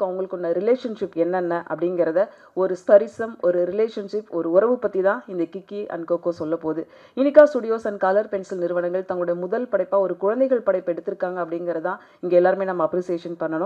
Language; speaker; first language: Tamil; native; Tamil